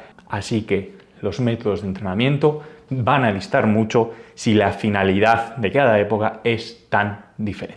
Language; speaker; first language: Spanish; native; Spanish